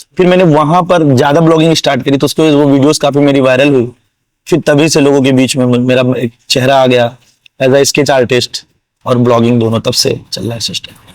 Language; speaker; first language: Hindi; native; Hindi